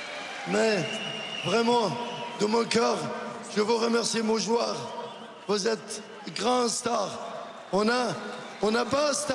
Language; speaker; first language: French; non-native, learner; Arabic